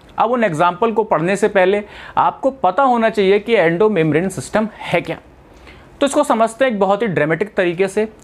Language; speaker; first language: Hindi; native; Hindi